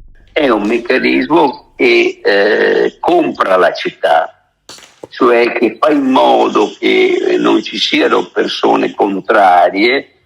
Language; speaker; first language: Italian; native; Italian